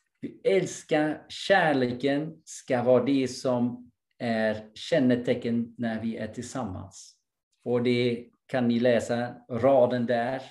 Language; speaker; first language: Swedish; non-native, fluent; English